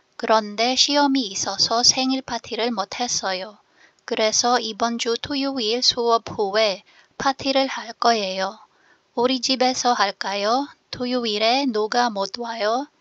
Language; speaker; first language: Korean; non-native, fluent; Filipino